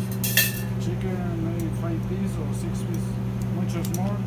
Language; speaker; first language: English; non-native, learner; Spanish